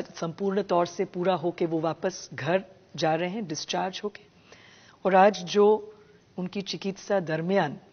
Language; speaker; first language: Hindi; non-native, local second language; Gujarati